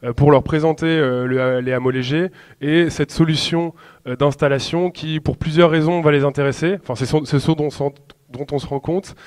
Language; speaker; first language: French; native; French